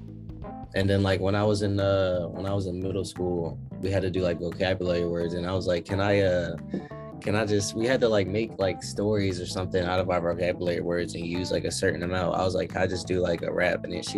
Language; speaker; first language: English; native; English